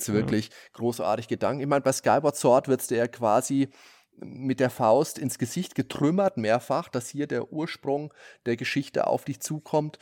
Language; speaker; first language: German; native; German